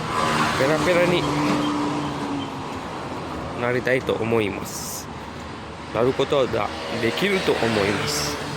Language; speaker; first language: Japanese; non-native, learner; Sinhala